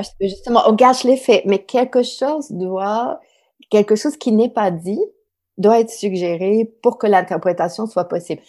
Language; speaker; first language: French; non-native, local second language; English